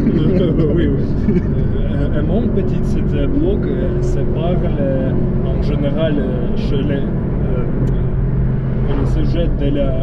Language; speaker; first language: French; non-native, learner; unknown